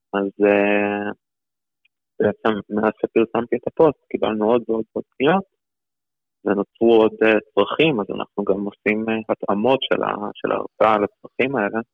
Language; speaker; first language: Hebrew; early bilingual, other home language; Russian